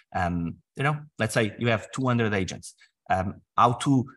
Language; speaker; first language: English; non-native, fluent; Portuguese